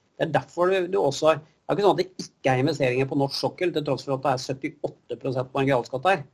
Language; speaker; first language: Norwegian; native; Norwegian